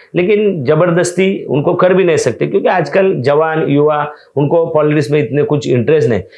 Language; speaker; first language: Hindi; non-native, local second language; Marathi